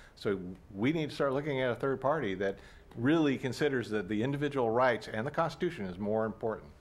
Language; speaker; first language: English; native; English